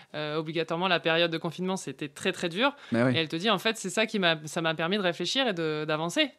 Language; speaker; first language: French; native; French